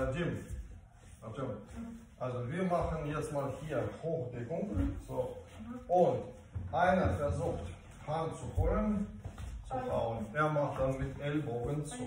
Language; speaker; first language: German; non-native, fluent; Russian